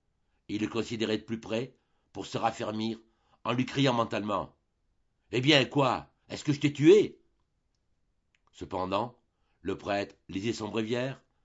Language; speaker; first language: French; native; French